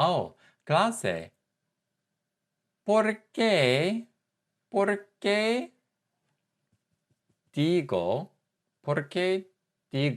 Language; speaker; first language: Spanish; non-native, fluent; English